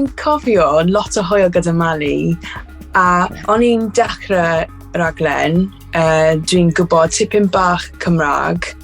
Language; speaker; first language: Welsh; non-native, learner; English